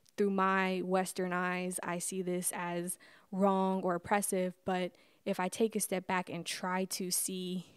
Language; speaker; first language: English; native; English